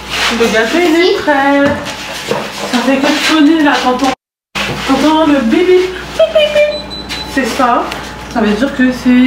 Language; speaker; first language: French; native; French